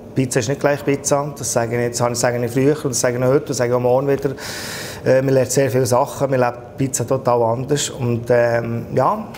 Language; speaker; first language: German; non-native, fluent; Italian